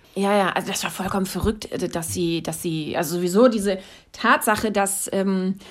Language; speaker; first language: German; native; German